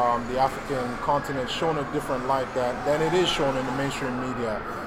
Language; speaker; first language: English; non-native, local second language; Yoruba